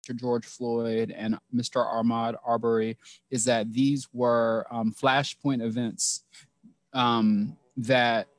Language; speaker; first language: English; native; English